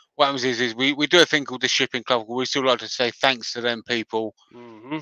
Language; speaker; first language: English; native; English